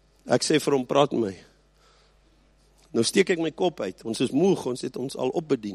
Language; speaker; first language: Afrikaans; early bilingual, heritage; Afrikaans